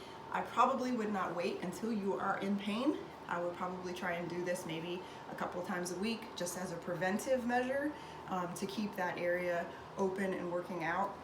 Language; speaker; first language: English; native; English